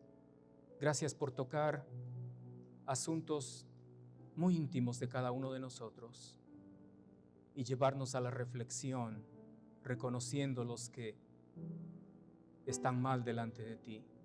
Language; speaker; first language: Spanish; native; Spanish